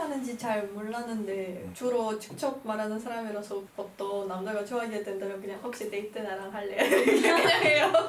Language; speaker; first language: Korean; non-native, fluent; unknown